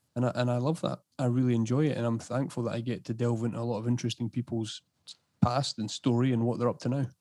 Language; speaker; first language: English; native; English